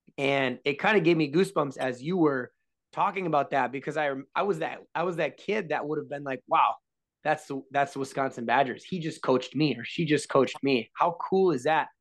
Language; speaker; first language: English; native; English